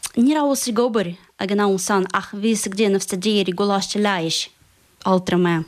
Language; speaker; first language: Irish; non-native, fluent; Russian